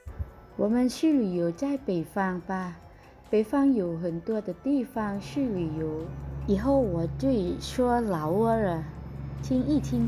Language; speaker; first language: Chinese; non-native, learner; Lao